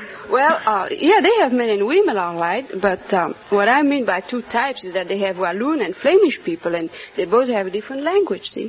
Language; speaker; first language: English; non-native, fluent; French